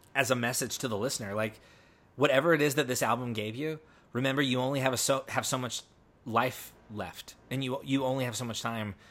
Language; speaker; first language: English; native; English